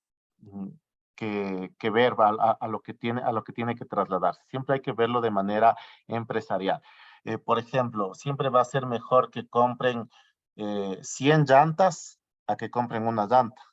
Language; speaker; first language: Spanish; native; Spanish